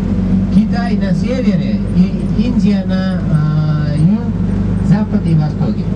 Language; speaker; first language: Russian; non-native, learner; Nepali